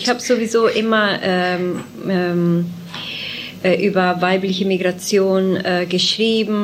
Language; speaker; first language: German; non-native, fluent; Italian